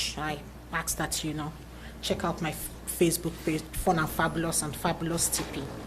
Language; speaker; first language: English; native; English